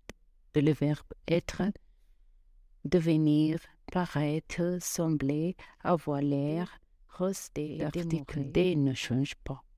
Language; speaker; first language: French; non-native, fluent; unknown